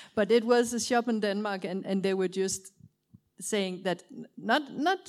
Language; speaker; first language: English; non-native, fluent; Danish